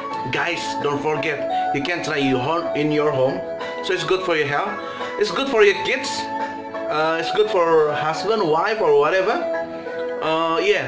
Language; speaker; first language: English; non-native, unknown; Indonesian